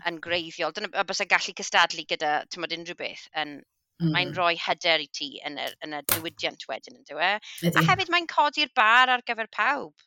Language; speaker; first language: Welsh; native; Welsh